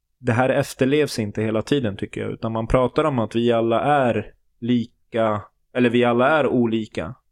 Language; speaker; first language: Swedish; early bilingual, other home language; Turoyo